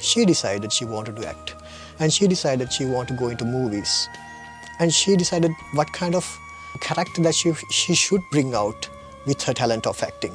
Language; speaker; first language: English; non-native, local second language; Sinhala